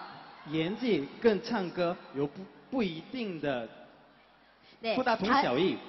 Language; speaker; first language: Chinese; non-native, fluent; Korean